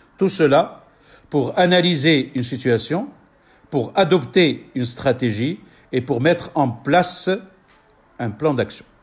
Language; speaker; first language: French; non-native, local second language; Arabic